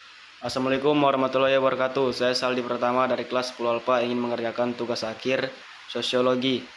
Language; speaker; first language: Indonesian; native; Indonesian